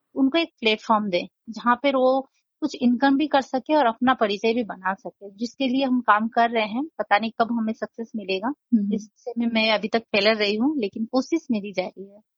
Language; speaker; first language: Hindi; non-native, local second language; Nepali